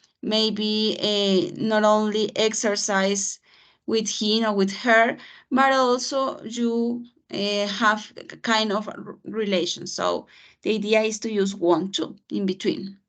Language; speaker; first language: English; non-native, fluent; Spanish